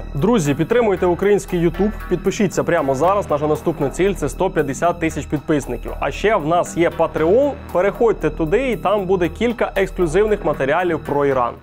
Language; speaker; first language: Ukrainian; native; Ukrainian